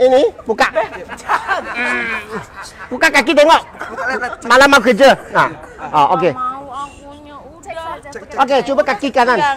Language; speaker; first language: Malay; non-native, local second language; Chinese